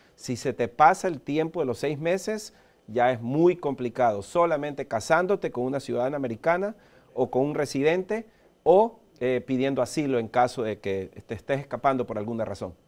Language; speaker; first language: Spanish; early bilingual, heritage; Spanish